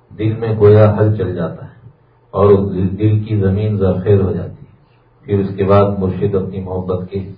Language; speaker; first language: Urdu; native; Urdu